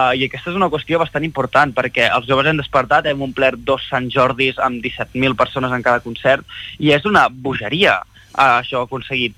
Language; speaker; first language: Catalan; early bilingual, other home language; Chinese